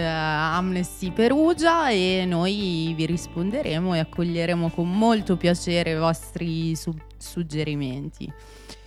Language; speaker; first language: Italian; native; Italian